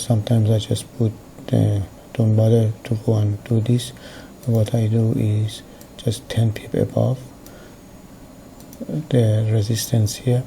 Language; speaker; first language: English; non-native, fluent; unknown